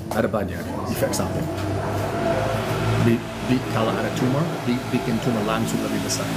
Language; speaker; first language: Indonesian; non-native, learner; English